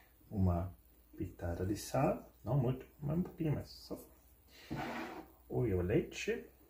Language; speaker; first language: Portuguese; non-native, learner; German